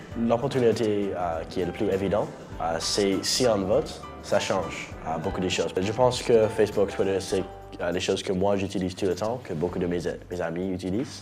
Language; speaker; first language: French; non-native, local second language; English